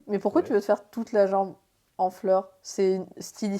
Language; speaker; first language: French; native; French